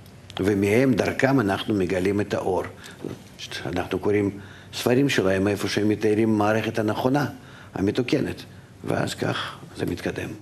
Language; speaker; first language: Hebrew; non-native, fluent; Russian